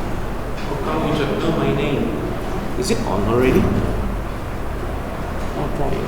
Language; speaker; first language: English; non-native, fluent; Indonesian